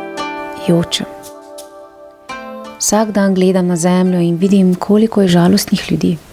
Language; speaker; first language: Slovenian; native; Slovenian